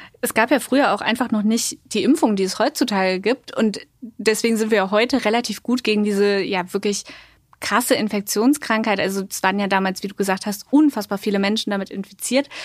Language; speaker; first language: German; native; German